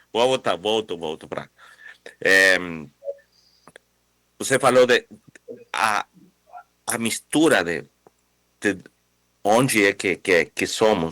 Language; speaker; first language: Portuguese; non-native, fluent; Spanish